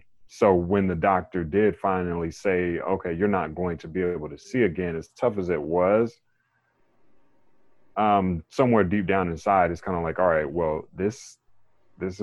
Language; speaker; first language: English; native; English